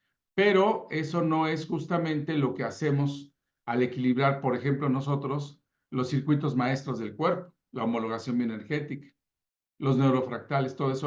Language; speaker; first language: Spanish; native; Spanish